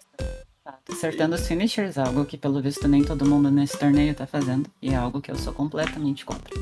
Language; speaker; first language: Portuguese; native; Portuguese